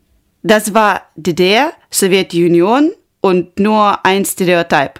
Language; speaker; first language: German; non-native, learner; Ukrainian